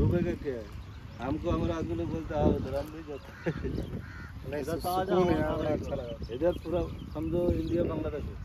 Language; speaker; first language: Hindi; non-native, learner; Bangla